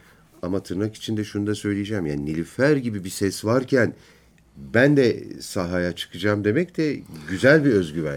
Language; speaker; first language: Turkish; native; Turkish